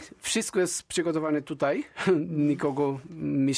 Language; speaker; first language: Polish; non-native, learner; Portuguese